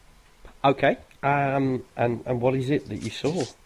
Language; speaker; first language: English; native; English